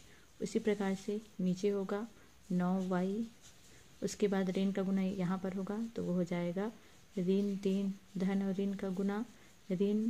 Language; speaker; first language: Hindi; native; Hindi